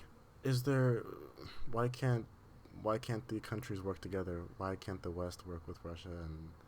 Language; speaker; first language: English; non-native, learner; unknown